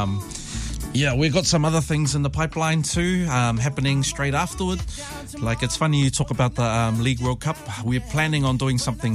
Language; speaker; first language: English; native; English